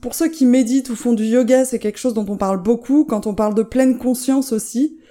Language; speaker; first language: French; native; French